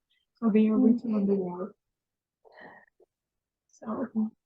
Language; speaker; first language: English; non-native, fluent; Russian